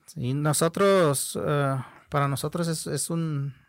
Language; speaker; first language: Spanish; non-native, local second language; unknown